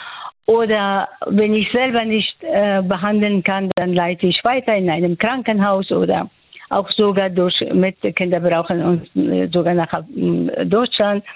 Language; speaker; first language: German; non-native, fluent; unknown